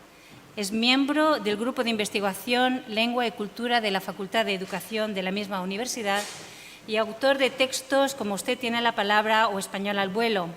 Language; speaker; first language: Spanish; native; Spanish